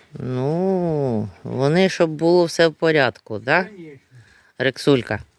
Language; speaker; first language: Ukrainian; native; Ukrainian